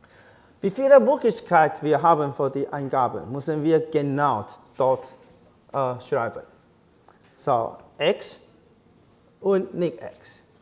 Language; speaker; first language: German; non-native, fluent; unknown